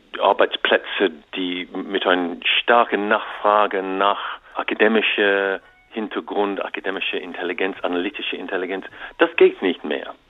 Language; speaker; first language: German; non-native, learner; English